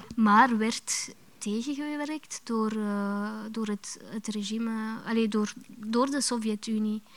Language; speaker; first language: Dutch; early bilingual, other home language; Romanian